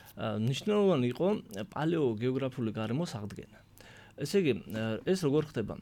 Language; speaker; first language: Georgian; native; Georgian